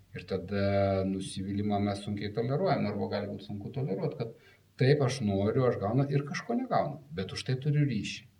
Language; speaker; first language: Lithuanian; native; Lithuanian